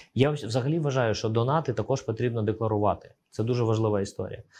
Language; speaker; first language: Ukrainian; early bilingual, other home language; Russian